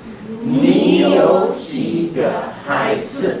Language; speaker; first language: Chinese; non-native, learner; English